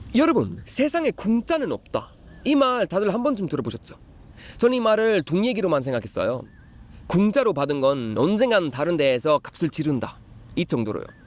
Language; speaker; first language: Korean; non-native, fluent; Swedish